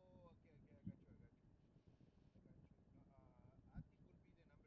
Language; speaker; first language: English; non-native, learner; Spanish